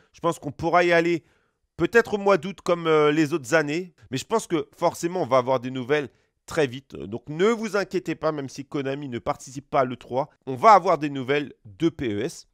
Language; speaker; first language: French; native; French